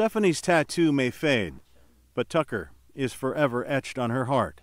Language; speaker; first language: English; native; English